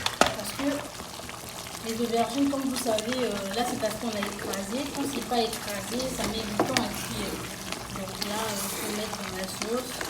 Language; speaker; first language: French; non-native, local second language; Lingala